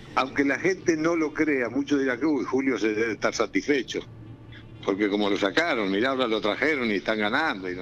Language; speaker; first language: Spanish; native; Spanish